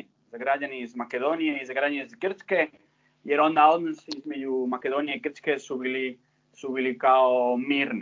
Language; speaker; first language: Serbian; non-native, fluent; Spanish